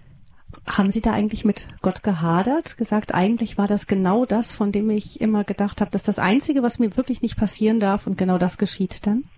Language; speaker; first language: German; native; German